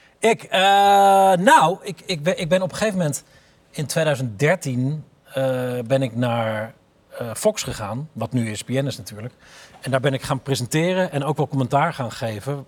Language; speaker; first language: Dutch; native; Dutch